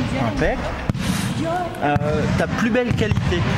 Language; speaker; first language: French; native; French